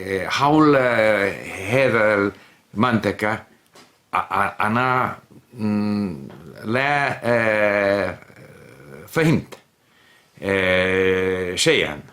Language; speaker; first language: Arabic; non-native, learner; English